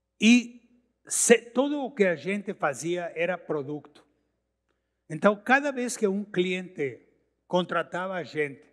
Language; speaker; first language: Portuguese; non-native, learner; Spanish